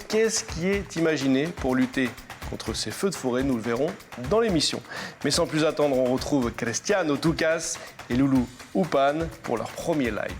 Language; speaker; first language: French; native; French